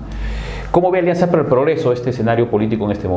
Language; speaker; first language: Spanish; native; Spanish